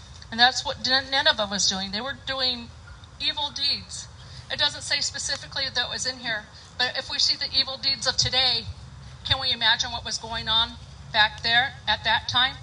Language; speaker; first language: English; native; English